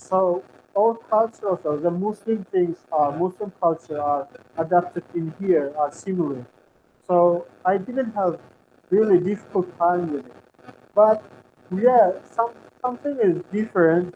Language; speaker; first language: English; non-native, fluent; Turkmen